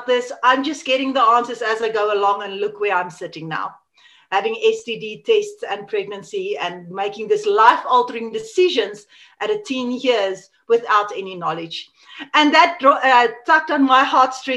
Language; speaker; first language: English; non-native, local second language; Afrikaans